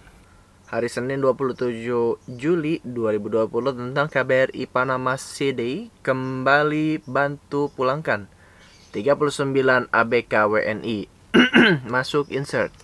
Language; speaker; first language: Indonesian; native; Indonesian